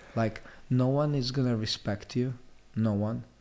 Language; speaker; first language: English; non-native, fluent; Italian